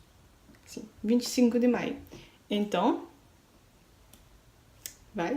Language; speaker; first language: Portuguese; non-native, learner; French